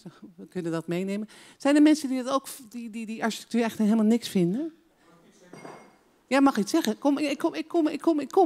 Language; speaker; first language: Dutch; native; Dutch